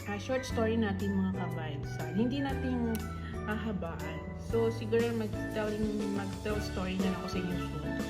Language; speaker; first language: Filipino; non-native, local second language; Cebuano